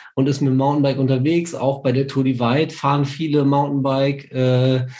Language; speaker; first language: German; native; German